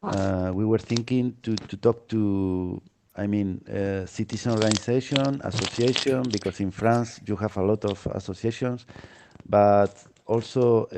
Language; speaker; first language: English; non-native, fluent; Spanish